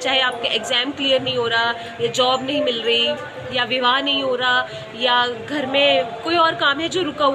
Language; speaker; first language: Hindi; native; Hindi